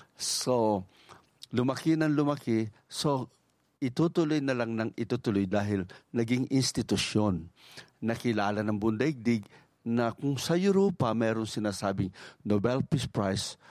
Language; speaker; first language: Filipino; native; Filipino